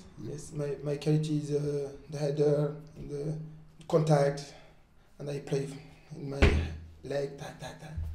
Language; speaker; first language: English; non-native, learner; French